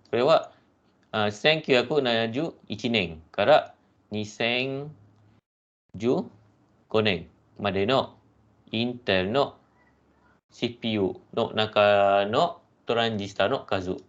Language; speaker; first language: Japanese; non-native, fluent; Malay